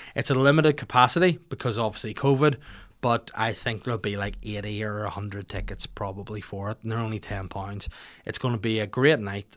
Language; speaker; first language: English; native; English